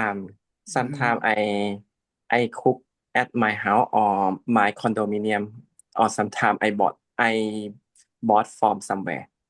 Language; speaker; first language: English; non-native, learner; Thai